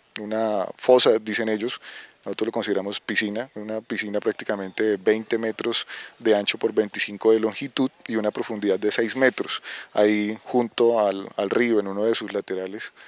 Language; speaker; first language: Spanish; native; Spanish